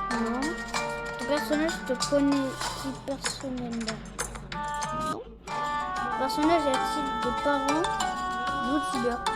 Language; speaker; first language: French; non-native, local second language; Arabic